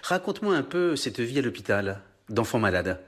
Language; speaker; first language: French; native; French